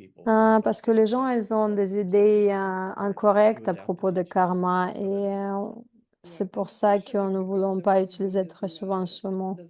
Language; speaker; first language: French; non-native, fluent; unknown